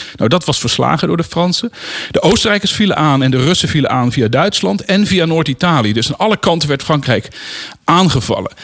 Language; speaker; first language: Dutch; native; Dutch